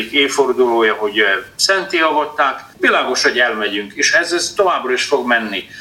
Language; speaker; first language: Hungarian; non-native, local second language; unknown